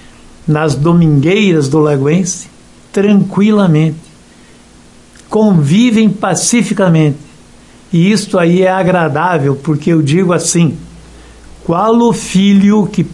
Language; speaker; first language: Portuguese; native; Portuguese